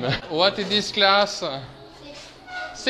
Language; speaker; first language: English; non-native, learner; French